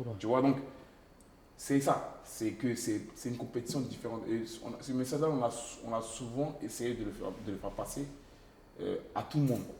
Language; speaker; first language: French; early bilingual, other home language; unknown